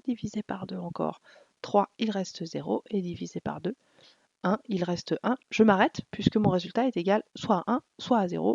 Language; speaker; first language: French; native; French